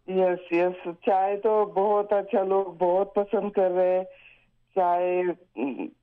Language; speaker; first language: Hindi; non-native, local second language; Marathi